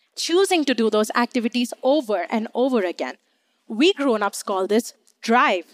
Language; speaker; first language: English; non-native, local second language; Hindi